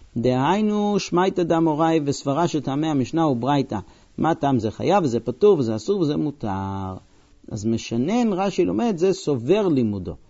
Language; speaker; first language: Hebrew; non-native, fluent; English